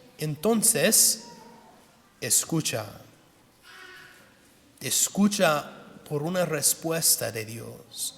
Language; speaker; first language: Spanish; non-native, fluent; English